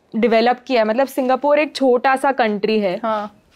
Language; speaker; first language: Hindi; non-native, local second language; Gujarati